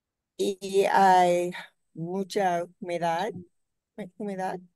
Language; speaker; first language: Spanish; non-native, learner; English